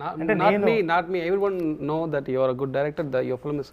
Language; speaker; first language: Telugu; non-native, learner; Tamil